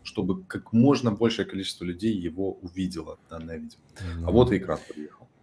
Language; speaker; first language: Russian; native; Russian